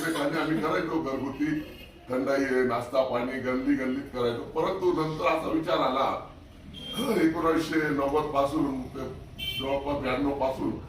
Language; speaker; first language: Marathi; non-native, local second language; Marwari